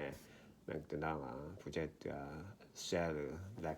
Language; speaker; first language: French; non-native, learner; Korean